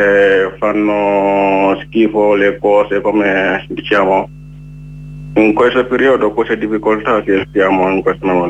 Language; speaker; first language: Italian; non-native, learner; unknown